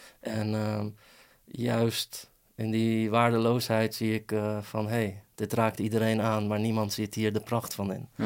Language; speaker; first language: Dutch; early bilingual, other home language; Persian